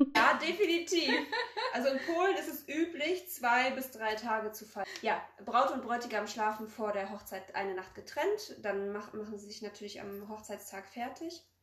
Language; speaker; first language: German; early bilingual, other home language; Polish